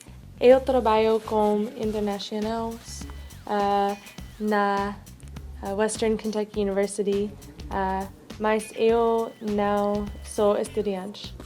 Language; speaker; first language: Portuguese; non-native, learner; English